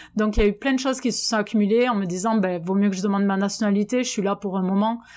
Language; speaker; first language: French; native; French